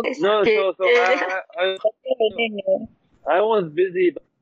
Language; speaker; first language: English; non-native, learner; German